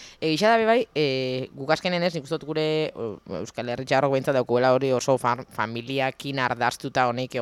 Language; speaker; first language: Basque; native; Basque